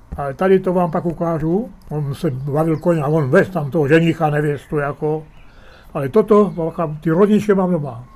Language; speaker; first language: Czech; early bilingual, heritage; Czech